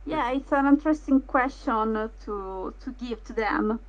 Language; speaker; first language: English; non-native, fluent; Italian